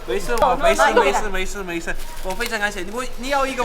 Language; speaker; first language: Chinese; non-native, learner; Dutch